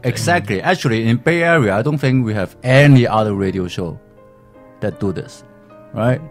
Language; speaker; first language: English; early bilingual, other home language; Chinese